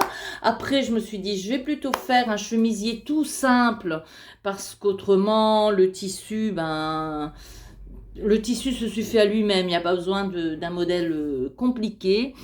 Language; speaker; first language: French; native; French